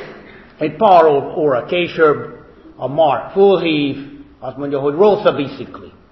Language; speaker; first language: Hungarian; non-native, fluent; English